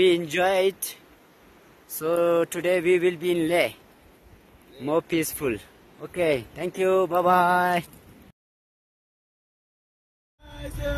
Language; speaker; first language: English; non-native, local second language; Ladakhi